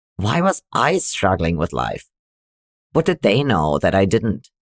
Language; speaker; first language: English; non-native, fluent; German